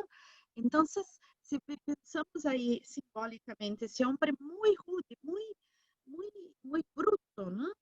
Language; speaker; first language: Spanish; non-native, learner; Portuguese